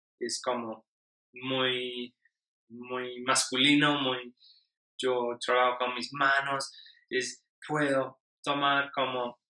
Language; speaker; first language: Spanish; non-native, learner; English